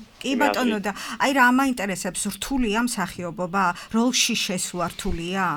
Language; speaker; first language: Georgian; native; Georgian